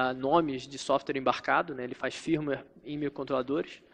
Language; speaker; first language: Portuguese; native; Portuguese